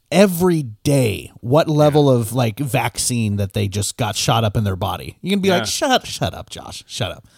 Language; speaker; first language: English; native; English